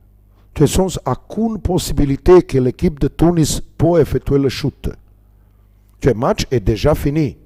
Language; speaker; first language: French; non-native, learner; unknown